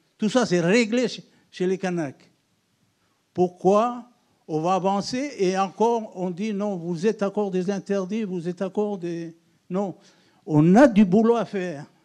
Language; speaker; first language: French; non-native, local second language; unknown